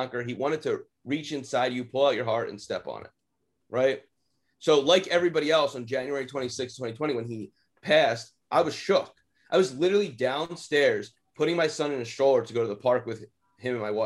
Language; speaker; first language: English; native; English